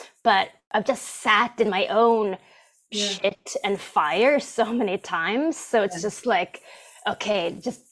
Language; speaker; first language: English; non-native, fluent; Swedish